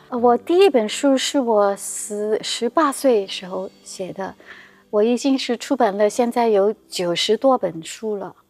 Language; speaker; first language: Chinese; non-native, local second language; Cantonese